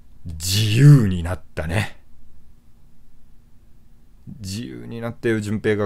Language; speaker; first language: Japanese; native; Japanese